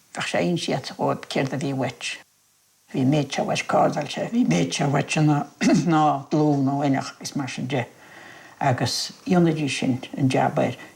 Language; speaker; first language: Irish; native; Irish